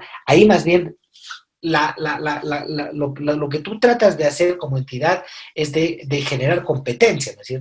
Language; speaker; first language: Spanish; native; Spanish